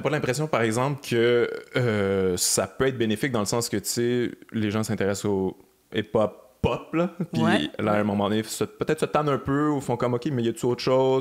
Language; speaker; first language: French; native; French